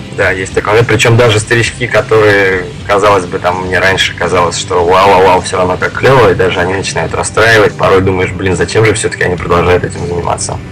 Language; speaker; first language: Russian; native; Russian